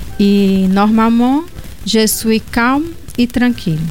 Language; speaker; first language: French; non-native, learner; Portuguese